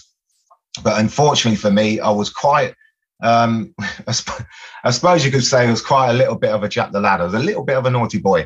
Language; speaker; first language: English; native; English